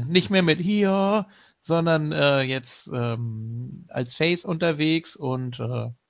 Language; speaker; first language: German; native; German